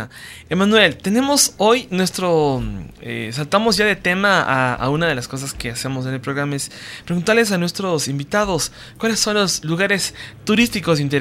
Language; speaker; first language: Spanish; native; Spanish